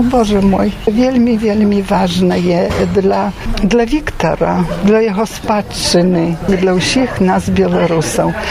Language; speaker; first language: Belarusian; non-native, local second language; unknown